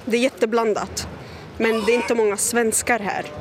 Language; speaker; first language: Swedish; early bilingual, other home language; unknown